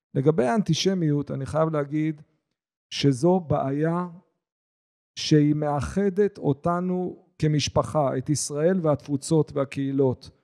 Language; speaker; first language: Hebrew; native; Hebrew